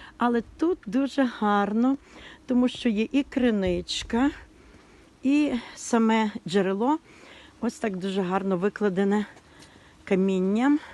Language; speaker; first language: Ukrainian; native; Ukrainian